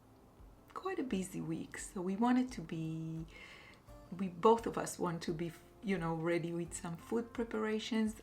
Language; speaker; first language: English; non-native, fluent; Hebrew